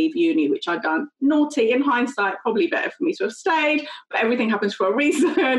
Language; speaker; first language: English; native; English